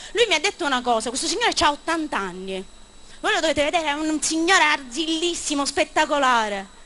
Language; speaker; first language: Italian; native; Italian